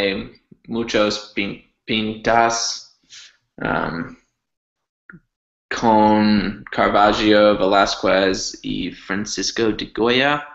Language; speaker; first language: Spanish; non-native, learner; English